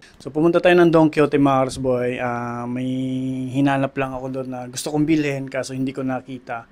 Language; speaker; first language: Filipino; native; Filipino